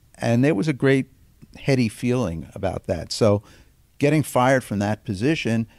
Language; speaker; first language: English; native; English